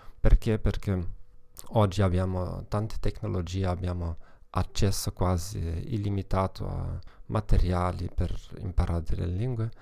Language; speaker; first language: Italian; non-native, fluent; German